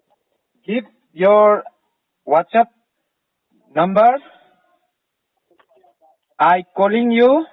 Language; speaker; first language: English; non-native, learner; Manipuri